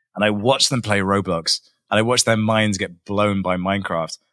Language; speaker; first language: English; native; English